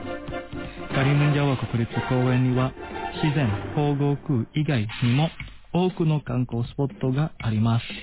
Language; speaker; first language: Japanese; non-native, fluent; Indonesian